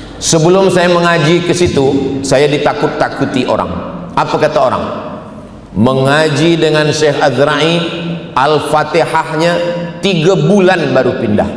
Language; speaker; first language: Malay; native; Malay